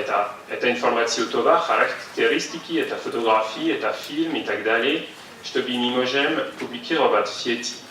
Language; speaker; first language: Russian; non-native, fluent; French